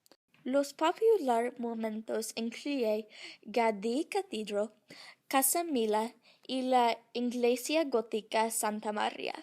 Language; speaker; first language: Spanish; non-native, learner; English